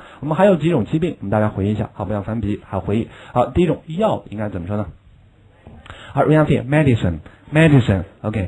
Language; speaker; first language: Chinese; native; Chinese